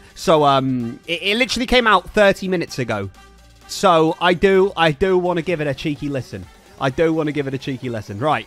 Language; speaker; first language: English; native; English